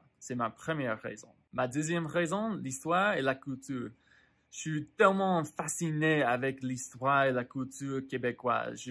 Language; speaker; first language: French; non-native, fluent; English